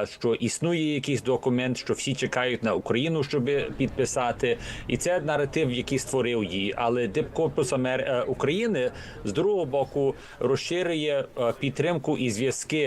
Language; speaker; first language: Ukrainian; early bilingual, heritage; Ukrainian